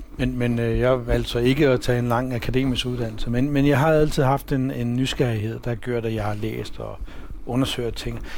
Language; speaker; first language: Danish; early bilingual, other home language; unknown